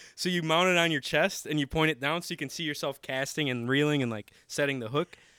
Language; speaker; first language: English; native; English